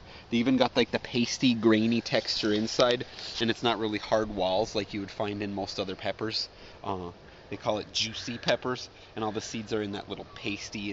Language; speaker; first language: English; native; English